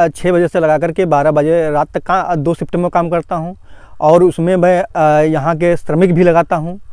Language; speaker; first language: Hindi; native; Hindi